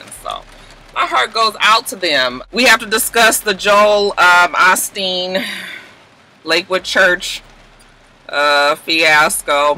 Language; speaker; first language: English; native; English